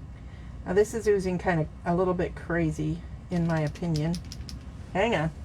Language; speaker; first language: English; native; English